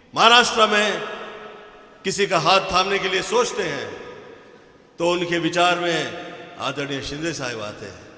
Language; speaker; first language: Hindi; non-native, local second language; Marathi